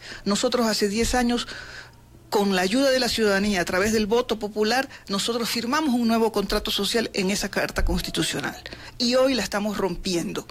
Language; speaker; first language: Spanish; native; Spanish